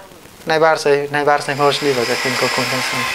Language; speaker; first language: Polish; non-native, learner; Vietnamese